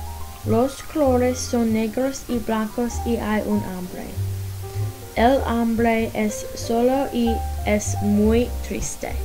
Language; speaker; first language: Spanish; non-native, learner; English